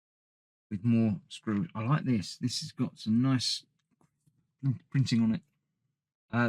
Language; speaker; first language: English; native; English